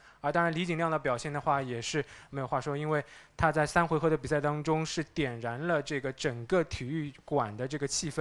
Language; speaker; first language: Chinese; native; Chinese